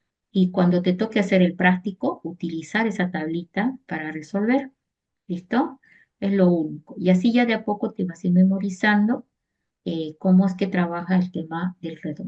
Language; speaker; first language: Spanish; native; Spanish